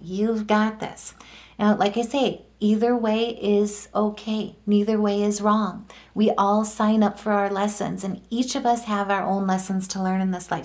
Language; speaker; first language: English; native; English